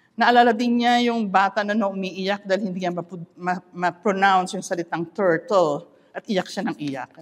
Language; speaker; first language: Filipino; non-native, local second language; Iloko